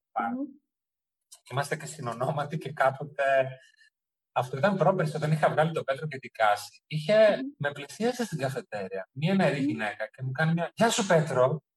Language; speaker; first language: Greek; early bilingual, heritage; Greek